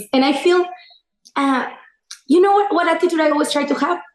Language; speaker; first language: English; non-native, fluent; Spanish